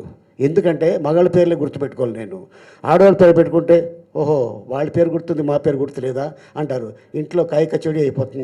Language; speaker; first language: Telugu; native; Telugu